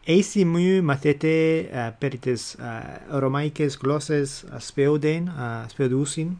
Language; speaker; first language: Greek; non-native, fluent; English